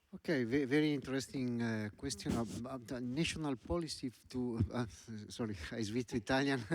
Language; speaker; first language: English; non-native, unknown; Italian